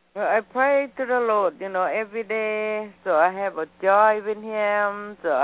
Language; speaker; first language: English; non-native, learner; Thai